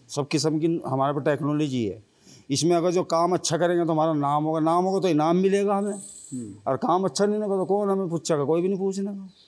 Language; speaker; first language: Hindi; native; Hindi